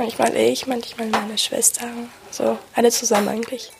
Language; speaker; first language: German; non-native, fluent; French